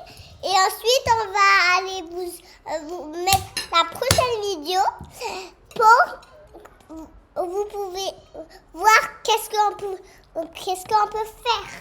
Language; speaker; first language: French; early bilingual, other home language; English